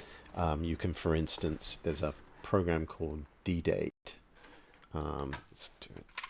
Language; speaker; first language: English; native; English